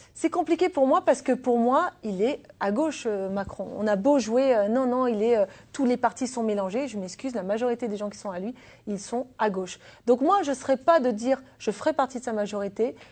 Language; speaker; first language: French; native; French